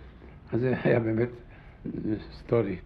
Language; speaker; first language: Hebrew; non-native, fluent; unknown